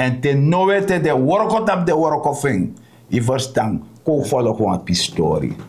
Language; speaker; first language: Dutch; non-native, local second language; Sranan Tongo